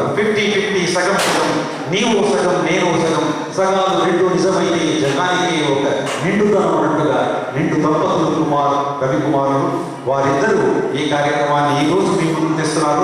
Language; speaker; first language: Telugu; native; Telugu